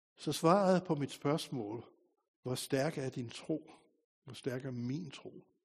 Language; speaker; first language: Danish; native; Danish